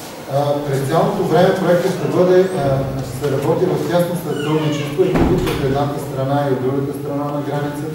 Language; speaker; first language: Bulgarian; native; Bulgarian